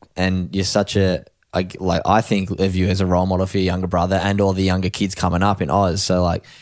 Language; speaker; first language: English; native; English